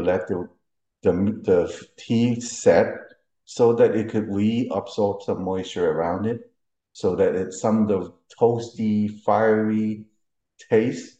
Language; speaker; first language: English; early bilingual, other home language; Cantonese